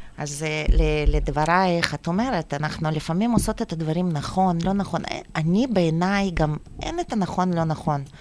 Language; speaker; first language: Hebrew; non-native, fluent; Russian